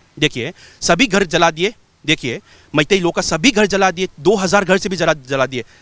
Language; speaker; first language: Hindi; non-native, local second language; Manipuri